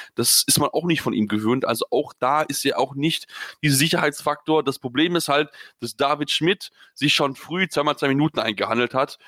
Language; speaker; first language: German; native; German